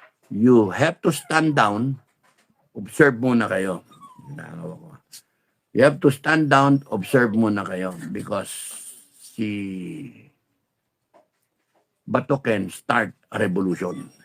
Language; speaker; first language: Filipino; native; Filipino